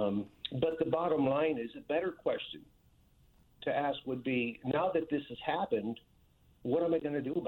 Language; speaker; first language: English; native; English